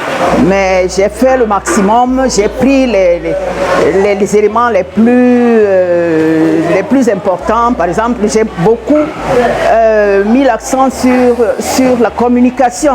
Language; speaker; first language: French; non-native, local second language; Duala